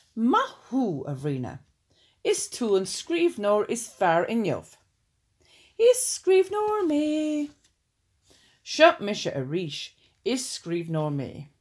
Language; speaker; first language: Irish; non-native, local second language; English